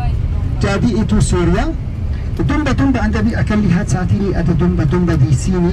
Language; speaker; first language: Indonesian; non-native, learner; Arabic